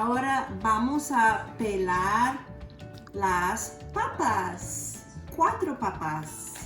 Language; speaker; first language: Spanish; non-native, learner; English